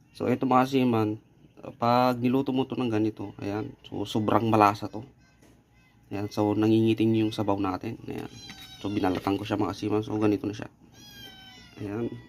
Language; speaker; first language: Filipino; non-native, local second language; Iloko